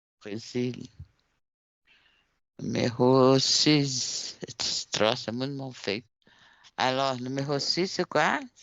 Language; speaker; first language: French; non-native, fluent; Portuguese